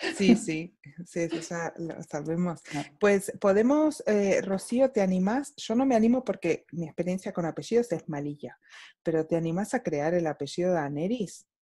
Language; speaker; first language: Spanish; native; Spanish